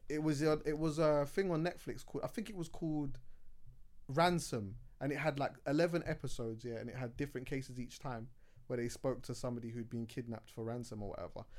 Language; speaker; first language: English; native; English